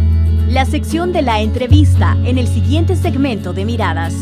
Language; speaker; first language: Spanish; native; Spanish